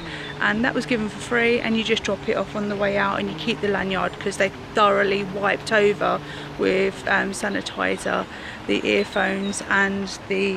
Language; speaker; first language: English; native; English